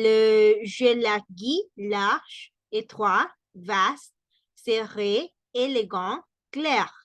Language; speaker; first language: French; non-native, learner; Spanish